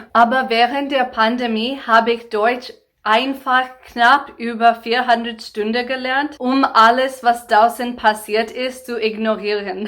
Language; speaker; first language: German; non-native, fluent; English